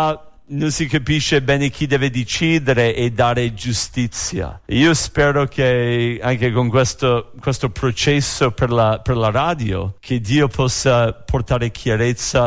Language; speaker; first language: Italian; non-native, fluent; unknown